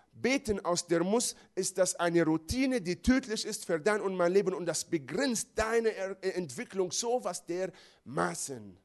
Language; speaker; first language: German; non-native, fluent; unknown